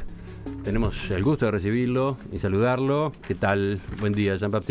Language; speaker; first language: Spanish; native; Spanish